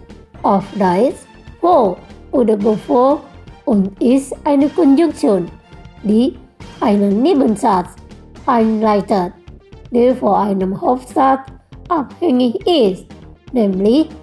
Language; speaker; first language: German; non-native, fluent; Indonesian